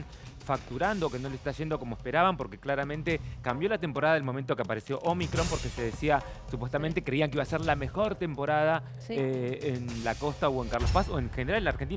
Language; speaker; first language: Spanish; native; Spanish